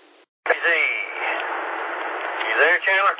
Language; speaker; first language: English; native; English